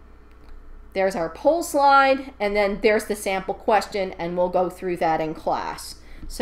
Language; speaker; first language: English; native; English